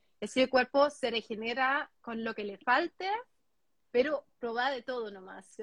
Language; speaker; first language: Spanish; non-native, fluent; German